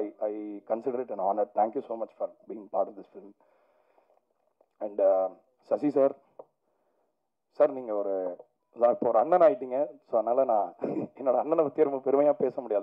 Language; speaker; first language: Tamil; native; Tamil